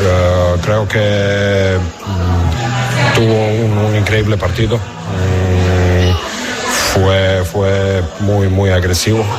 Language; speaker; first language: Spanish; non-native, learner; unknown